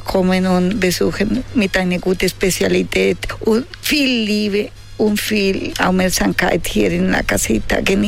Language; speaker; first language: German; non-native, learner; Spanish